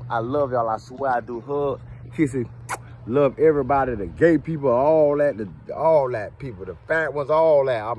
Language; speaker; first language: English; native; English